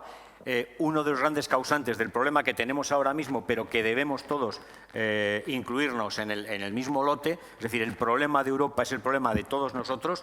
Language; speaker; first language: Spanish; native; Spanish